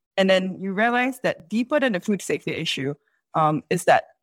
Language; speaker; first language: English; native; English